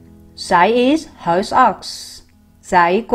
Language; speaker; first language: Dutch; non-native, fluent; Vietnamese